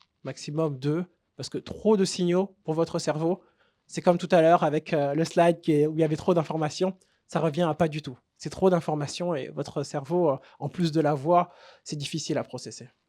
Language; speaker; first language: French; native; French